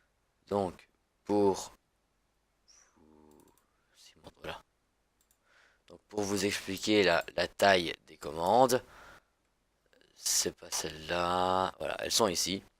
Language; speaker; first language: French; native; French